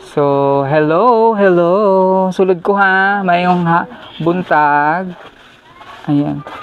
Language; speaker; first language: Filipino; non-native, local second language; Cebuano